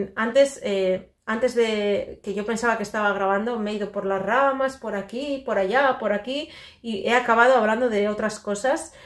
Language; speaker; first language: Spanish; native; Spanish